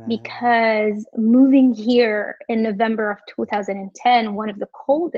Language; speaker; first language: English; non-native, local second language; Filipino